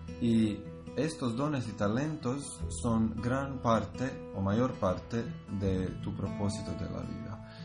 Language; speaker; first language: Spanish; non-native, learner; Croatian